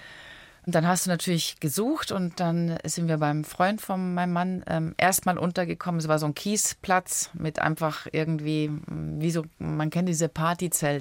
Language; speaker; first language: German; early bilingual, other home language; Italian